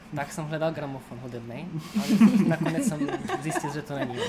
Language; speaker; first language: Czech; non-native, fluent; Romanian